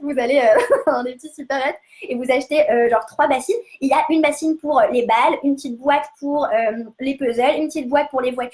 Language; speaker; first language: French; native; French